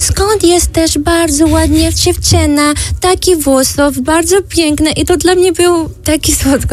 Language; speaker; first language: Polish; non-native, learner; Arabic